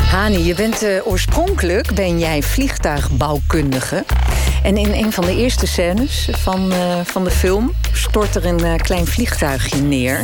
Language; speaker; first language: Dutch; native; Dutch